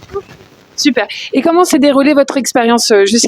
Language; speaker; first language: French; native; French